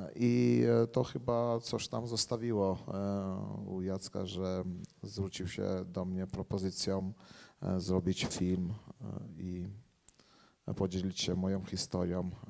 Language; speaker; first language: Polish; non-native, fluent; Armenian